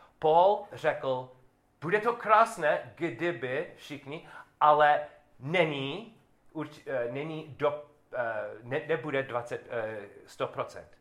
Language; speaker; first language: Czech; non-native, learner; English